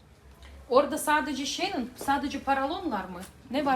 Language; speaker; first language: Turkish; non-native, learner; Russian